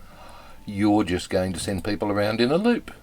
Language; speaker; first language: English; native; English